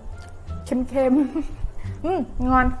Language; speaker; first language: Vietnamese; non-native, learner; Thai